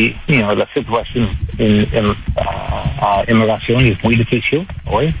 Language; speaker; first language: Spanish; non-native, learner; English